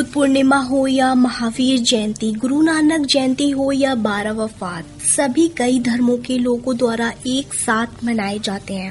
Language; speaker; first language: Hindi; native; Hindi